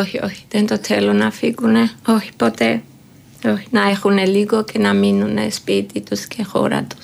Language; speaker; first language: Greek; non-native, learner; Georgian